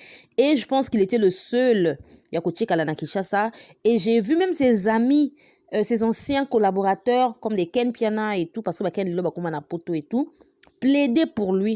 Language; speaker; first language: French; non-native, local second language; Lingala